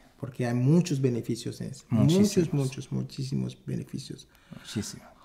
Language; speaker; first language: Spanish; non-native, fluent; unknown